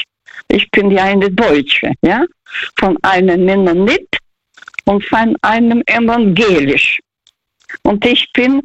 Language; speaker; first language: German; non-native, learner; Russian